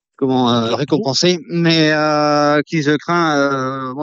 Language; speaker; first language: French; native; French